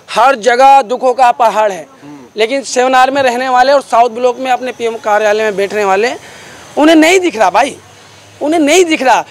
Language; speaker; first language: Hindi; native; Hindi